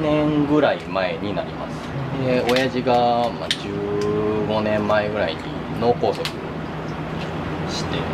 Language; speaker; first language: Japanese; native; Japanese